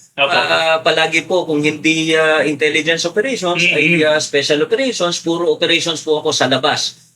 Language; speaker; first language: Filipino; non-native, local second language; Pampanga